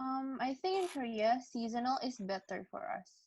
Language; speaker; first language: English; non-native, learner; Indonesian